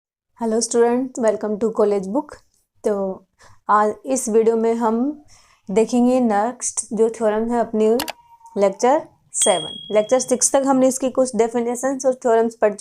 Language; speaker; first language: Hindi; native; Hindi